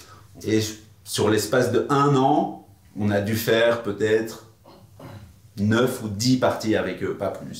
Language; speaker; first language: French; native; French